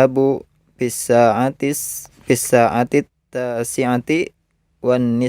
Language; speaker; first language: Arabic; non-native, learner; Indonesian